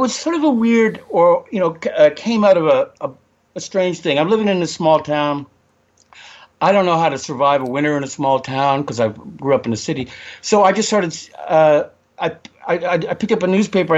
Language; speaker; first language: English; native; English